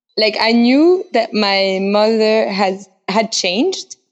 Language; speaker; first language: English; non-native, fluent; French